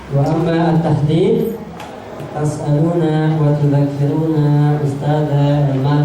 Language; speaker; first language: Arabic; non-native, fluent; Indonesian